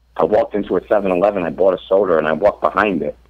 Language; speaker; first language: English; native; English